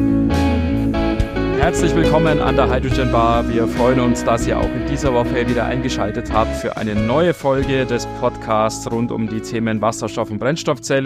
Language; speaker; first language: German; native; German